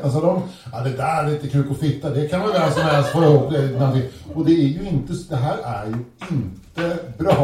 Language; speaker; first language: Swedish; native; Swedish